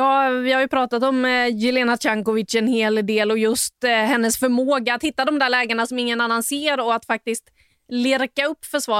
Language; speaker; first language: Swedish; native; Swedish